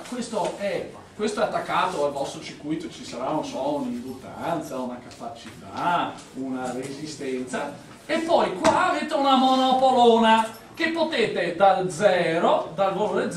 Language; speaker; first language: Italian; native; Italian